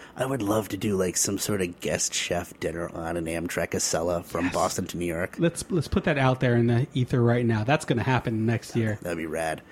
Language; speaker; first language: English; native; English